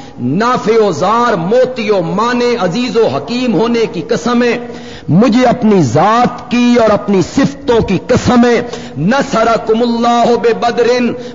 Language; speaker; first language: Urdu; non-native, local second language; Punjabi